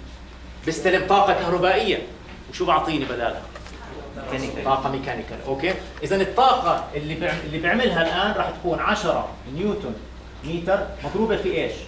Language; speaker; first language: Arabic; native; Arabic